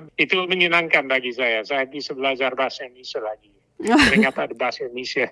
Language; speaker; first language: Indonesian; non-native, fluent; English